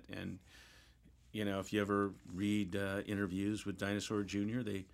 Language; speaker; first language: English; native; English